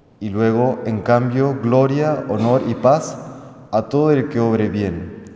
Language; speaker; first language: Spanish; native; Spanish